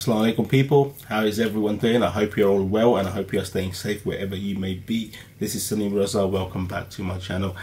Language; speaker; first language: English; early bilingual, other home language; Urdu